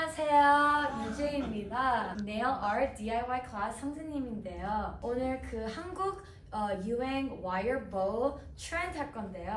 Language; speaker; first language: Korean; early bilingual, heritage; Korean